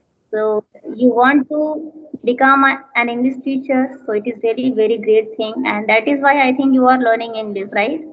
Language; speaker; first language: English; non-native, learner; Hindi